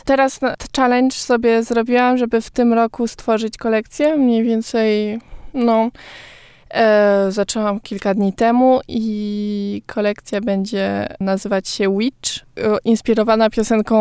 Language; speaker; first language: Polish; early bilingual, heritage; Polish